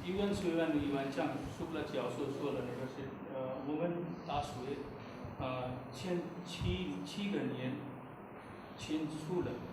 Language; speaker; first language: Chinese; non-native, learner; Hindi